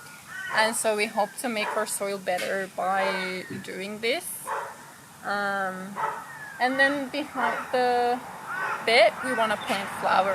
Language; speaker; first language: English; non-native, fluent; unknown